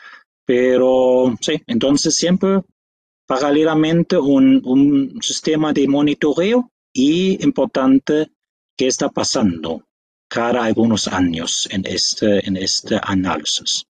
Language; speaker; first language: Spanish; non-native, fluent; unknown